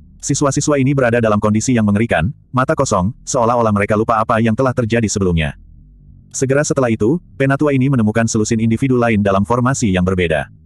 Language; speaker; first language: Indonesian; native; Indonesian